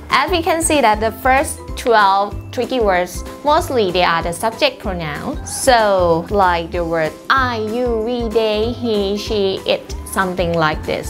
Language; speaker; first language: English; non-native, fluent; Thai